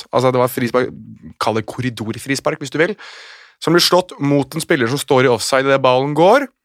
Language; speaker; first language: Norwegian; native; Norwegian